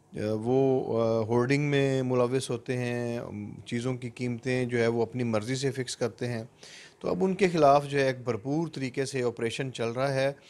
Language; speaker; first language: Urdu; non-native, local second language; Punjabi